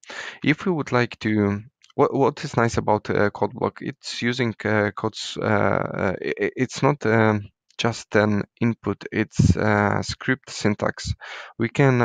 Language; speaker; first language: English; non-native, fluent; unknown